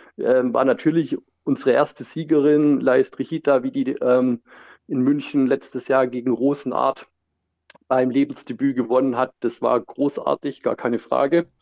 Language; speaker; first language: German; native; German